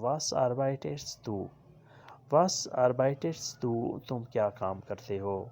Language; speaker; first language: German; non-native, fluent; Urdu